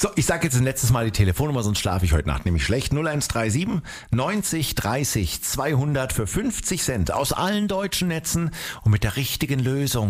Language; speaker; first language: German; native; German